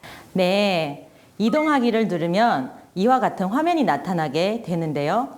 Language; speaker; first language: Korean; non-native, fluent; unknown